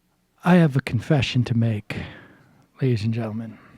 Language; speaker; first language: English; native; English